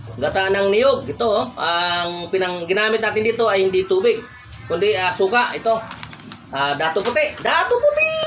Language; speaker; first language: Filipino; non-native, local second language; Cebuano